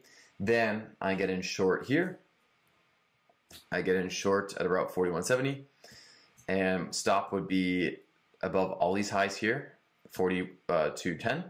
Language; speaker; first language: English; native; English